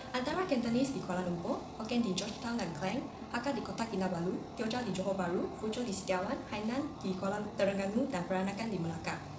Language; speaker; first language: Malay; non-native, local second language; Chinese